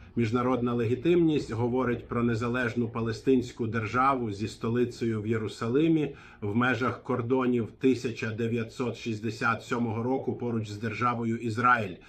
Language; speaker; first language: Ukrainian; non-native, fluent; Arabic